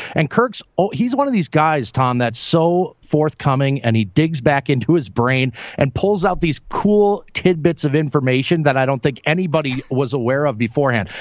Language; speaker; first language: English; native; English